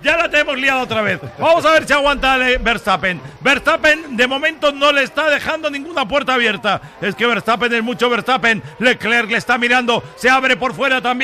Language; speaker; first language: Spanish; native; Spanish